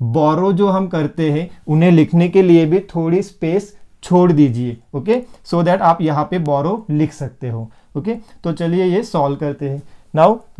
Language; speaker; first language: Hindi; non-native, local second language; Marathi